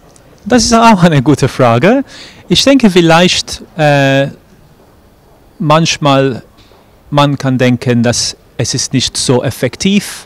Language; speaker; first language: German; non-native, fluent; English